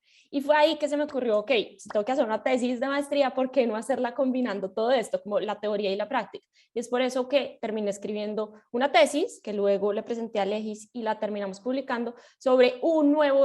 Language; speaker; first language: Spanish; native; Spanish